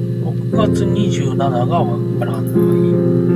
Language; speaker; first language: Japanese; native; Japanese